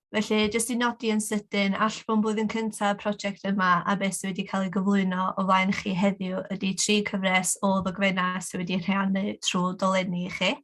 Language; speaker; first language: Welsh; native; Welsh